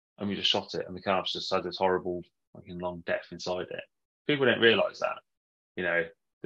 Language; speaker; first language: English; native; English